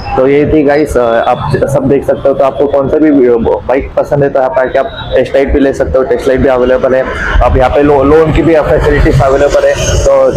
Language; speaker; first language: Hindi; native; Hindi